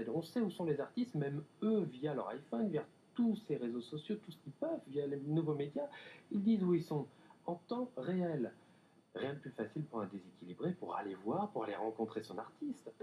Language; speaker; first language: French; native; French